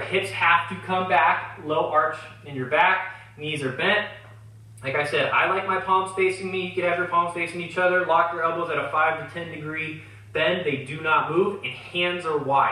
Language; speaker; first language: English; native; English